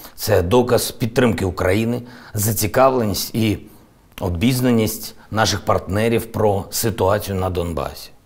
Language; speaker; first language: Ukrainian; non-native, local second language; Russian